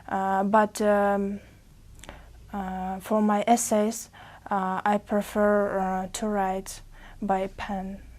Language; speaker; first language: English; non-native, learner; Uzbek